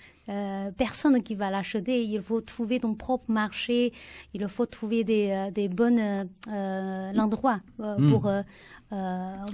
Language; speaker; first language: French; non-native, learner; Chinese